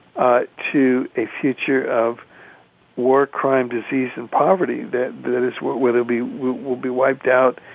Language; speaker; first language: English; early bilingual, other home language; Spanish